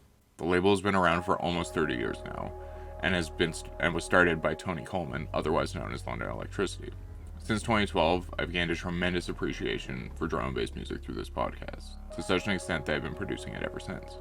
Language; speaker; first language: English; native; English